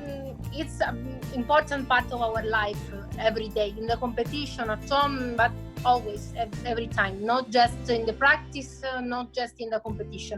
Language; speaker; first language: English; non-native, fluent; Italian